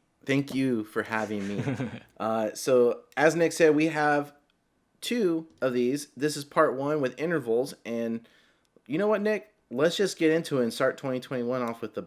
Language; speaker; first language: English; native; English